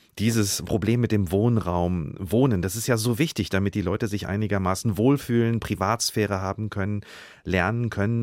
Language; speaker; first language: German; native; German